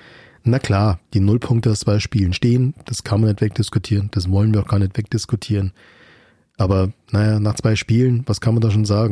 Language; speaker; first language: German; native; German